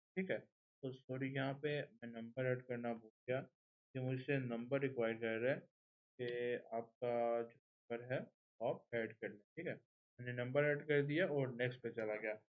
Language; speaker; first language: Urdu; non-native, local second language; Punjabi